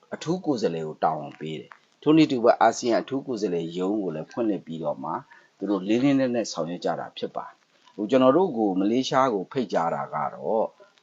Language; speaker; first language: Burmese; non-native, local second language; Pa'o Karen